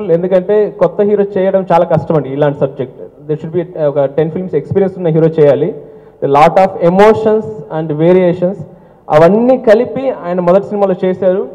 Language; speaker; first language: Telugu; native; Telugu